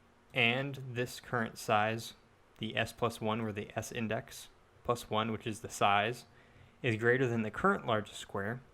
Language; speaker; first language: English; native; English